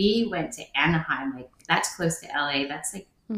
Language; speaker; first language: English; early bilingual, other home language; Vietnamese